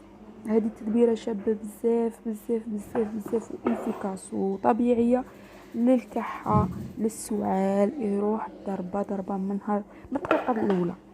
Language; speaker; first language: Arabic; native; Arabic